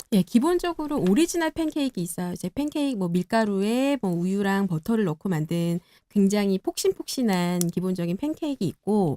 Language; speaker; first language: Korean; native; Korean